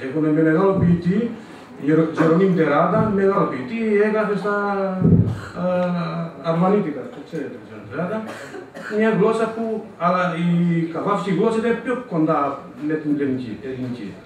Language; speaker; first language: Greek; non-native, fluent; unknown